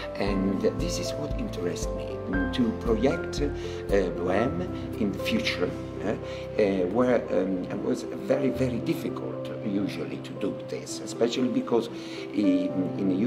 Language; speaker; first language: English; non-native, fluent; Italian